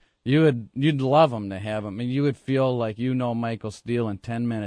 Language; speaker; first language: English; native; English